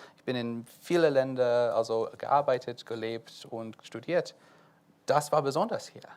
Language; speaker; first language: German; non-native, fluent; English